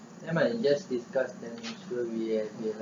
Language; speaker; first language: English; non-native, learner; Malay